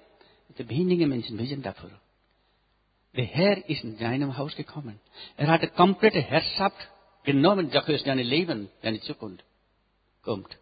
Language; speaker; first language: German; non-native, learner; Nepali